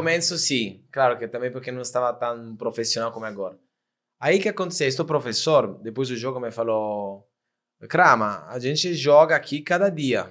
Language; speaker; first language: Portuguese; non-native, fluent; Italian